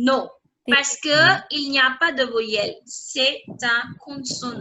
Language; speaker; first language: French; non-native, fluent; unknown